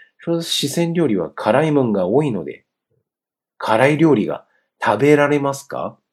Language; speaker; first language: Japanese; non-native, fluent; Chinese